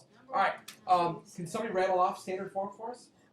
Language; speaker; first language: English; native; English